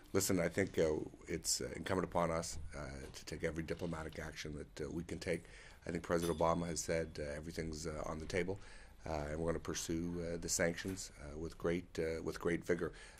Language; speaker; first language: English; native; English